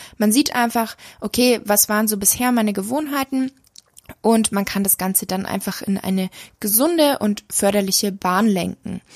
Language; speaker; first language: German; native; German